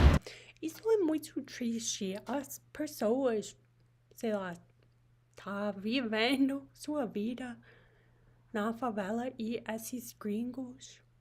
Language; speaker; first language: Portuguese; non-native, learner; English